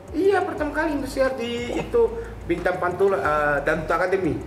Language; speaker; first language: Indonesian; non-native, learner; Japanese